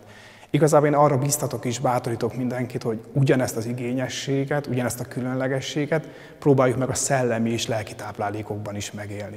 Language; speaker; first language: Hungarian; native; Hungarian